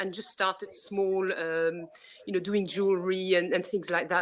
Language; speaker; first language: English; non-native, fluent; French